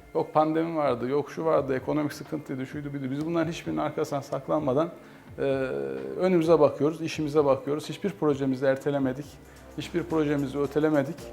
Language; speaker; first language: Turkish; native; Turkish